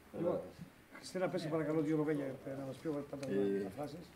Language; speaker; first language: Greek; native; Greek